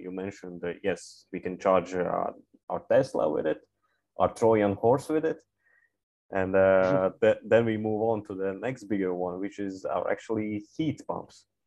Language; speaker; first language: English; non-native, fluent; Latvian